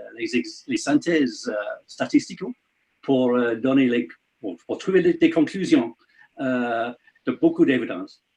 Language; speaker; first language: French; non-native, learner; English